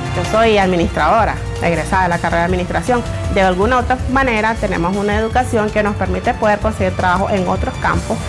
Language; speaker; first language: Spanish; non-native, local second language; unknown